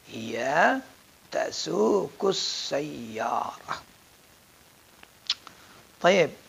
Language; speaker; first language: Arabic; non-native, fluent; Indonesian